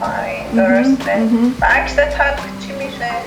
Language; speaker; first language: Persian; native; Persian